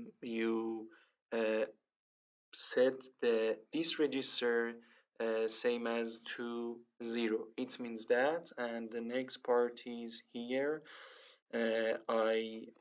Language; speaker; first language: English; non-native, learner; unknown